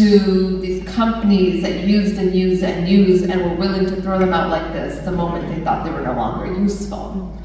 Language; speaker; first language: English; early bilingual, other home language; Punjabi